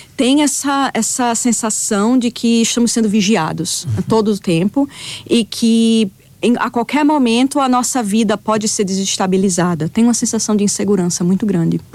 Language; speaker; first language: Portuguese; native; Portuguese